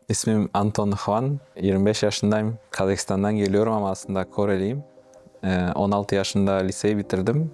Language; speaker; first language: Turkish; non-native, fluent; Russian